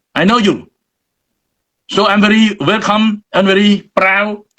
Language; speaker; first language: English; non-native, learner; Khmer